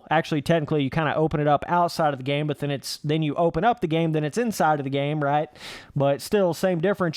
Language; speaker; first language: English; native; English